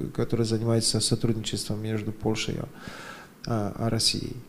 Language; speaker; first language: Russian; non-native, fluent; Polish